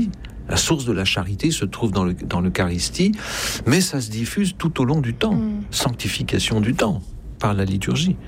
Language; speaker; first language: French; native; French